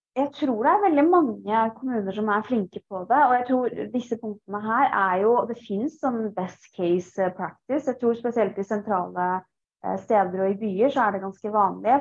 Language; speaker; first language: Norwegian; early bilingual, other home language; Persian